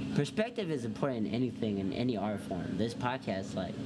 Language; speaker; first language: English; native; English